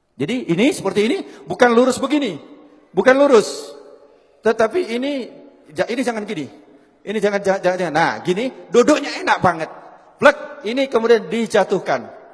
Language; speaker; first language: Indonesian; non-native, local second language; Javanese